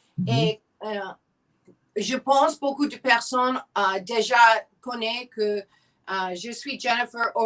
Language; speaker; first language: French; non-native, learner; English